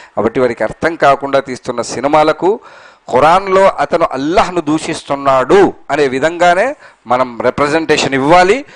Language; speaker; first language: Telugu; non-native, local second language; Urdu